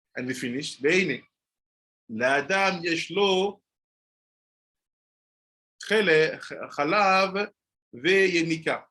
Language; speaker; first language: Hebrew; non-native, fluent; French